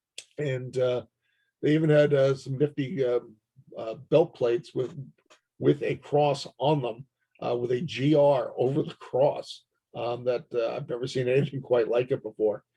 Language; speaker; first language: English; native; English